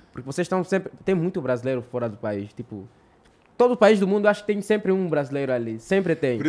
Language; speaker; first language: Portuguese; native; Portuguese